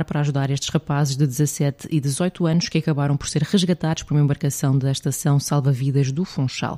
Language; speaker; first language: Portuguese; native; Portuguese